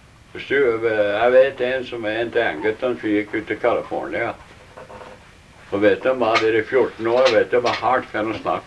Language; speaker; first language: Norwegian; early bilingual, heritage; Norwegian